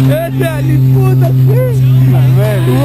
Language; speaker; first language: Hebrew; native; Hebrew